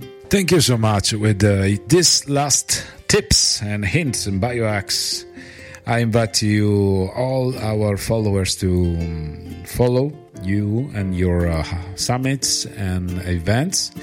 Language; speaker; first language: English; non-native, fluent; Italian